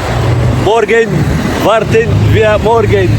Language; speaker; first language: German; non-native, learner; Arabic